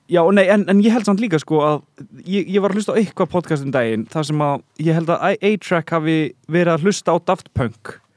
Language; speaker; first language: Icelandic; native; Icelandic